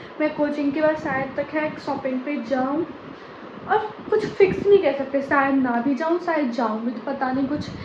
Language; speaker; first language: Hindi; native; Hindi